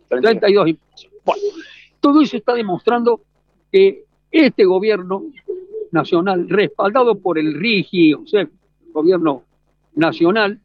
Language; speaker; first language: Spanish; native; Spanish